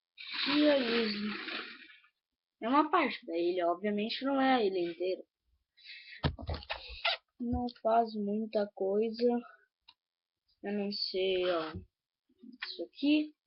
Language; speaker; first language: Portuguese; native; Portuguese